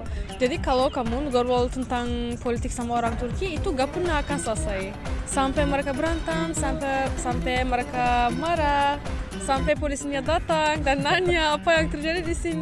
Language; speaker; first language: Indonesian; non-native, fluent; Turkish